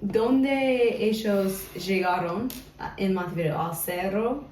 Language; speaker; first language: Spanish; non-native, fluent; English